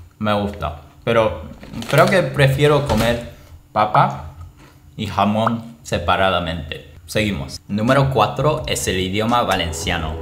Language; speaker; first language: Spanish; non-native, learner; Japanese